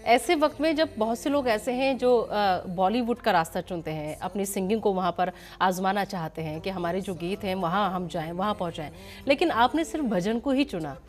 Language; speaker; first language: Hindi; native; Hindi